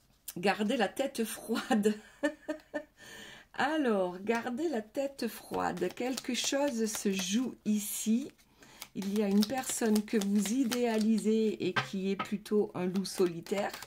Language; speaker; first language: French; native; French